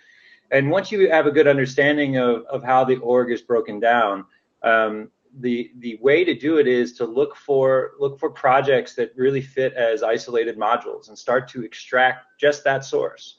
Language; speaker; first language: English; native; English